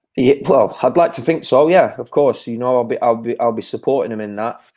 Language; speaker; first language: English; native; English